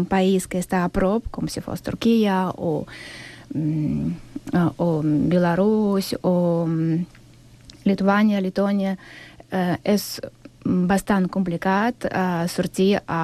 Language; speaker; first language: Catalan; non-native, learner; Russian